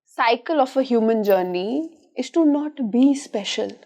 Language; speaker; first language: English; non-native, local second language; Hindi